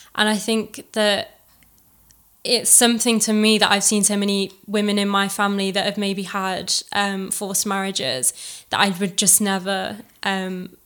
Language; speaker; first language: English; native; English